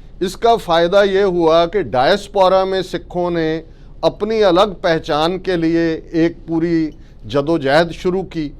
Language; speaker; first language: Urdu; non-native, local second language; Punjabi